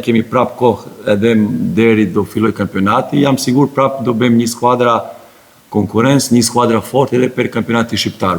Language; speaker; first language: Albanian; non-native, learner; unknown